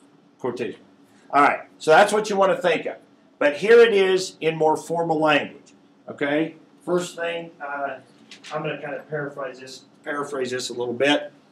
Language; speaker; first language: English; native; English